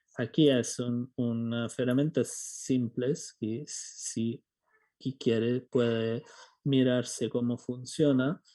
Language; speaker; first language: Spanish; non-native, fluent; German